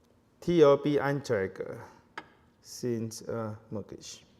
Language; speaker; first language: German; non-native, fluent; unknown